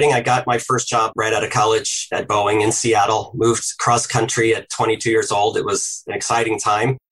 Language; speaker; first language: English; native; English